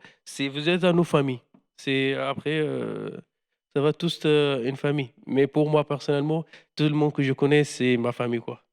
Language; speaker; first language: French; non-native, learner; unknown